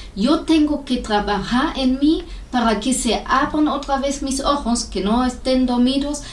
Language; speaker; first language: Spanish; non-native, fluent; German